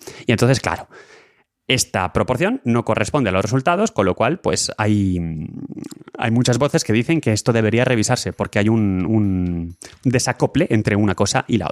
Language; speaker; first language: Spanish; native; Spanish